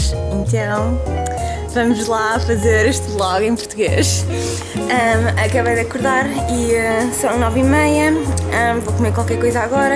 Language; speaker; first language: Portuguese; early bilingual, heritage; Portuguese